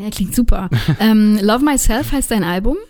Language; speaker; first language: German; native; German